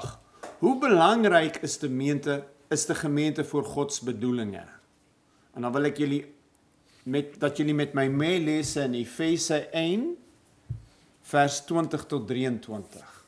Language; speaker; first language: Dutch; non-native, fluent; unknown